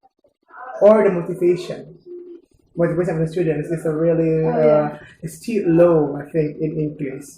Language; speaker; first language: English; non-native, learner; Indonesian